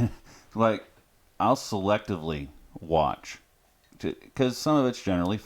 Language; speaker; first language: English; native; English